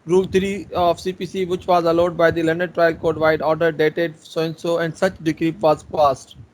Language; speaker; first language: English; non-native, local second language; Urdu